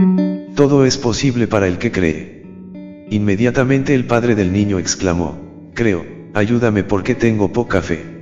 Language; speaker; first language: Spanish; native; Spanish